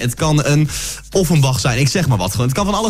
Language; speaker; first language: Dutch; native; Dutch